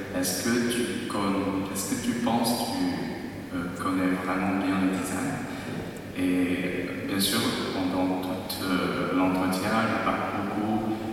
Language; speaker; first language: French; non-native, learner; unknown